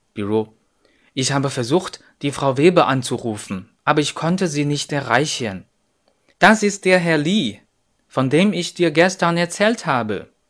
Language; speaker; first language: German; non-native, fluent; Chinese